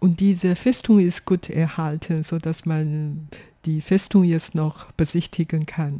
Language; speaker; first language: German; non-native, fluent; Chinese